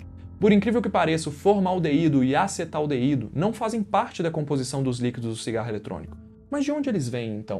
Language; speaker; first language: Portuguese; native; Portuguese